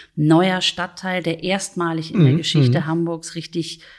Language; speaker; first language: German; native; German